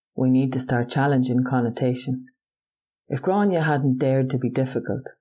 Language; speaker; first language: English; native; English